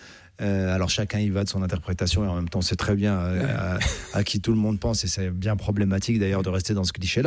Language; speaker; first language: French; native; French